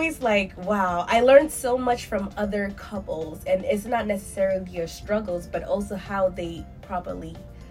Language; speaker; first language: English; native; English